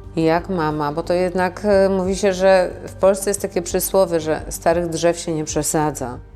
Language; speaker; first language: Polish; native; Polish